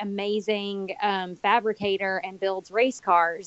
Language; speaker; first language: English; native; English